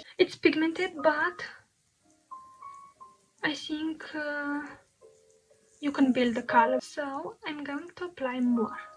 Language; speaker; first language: English; non-native, fluent; Romanian